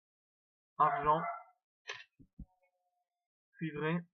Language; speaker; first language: French; native; French